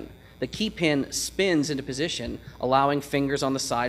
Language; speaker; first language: English; native; English